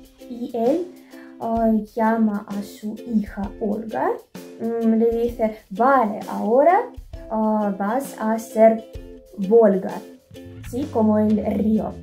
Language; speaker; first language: Spanish; non-native, fluent; Russian